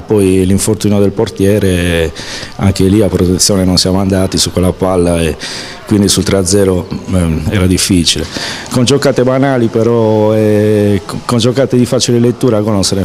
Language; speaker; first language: Italian; native; Italian